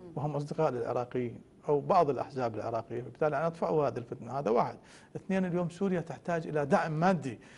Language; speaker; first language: Arabic; native; Arabic